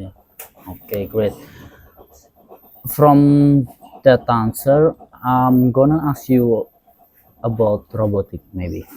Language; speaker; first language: English; non-native, learner; Indonesian